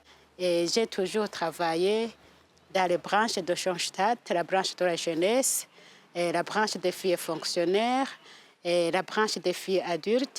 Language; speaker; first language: French; non-native, local second language; Rundi